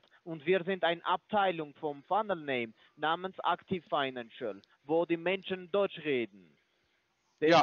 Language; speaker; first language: German; non-native, fluent; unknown